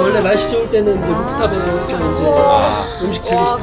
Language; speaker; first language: Korean; native; Korean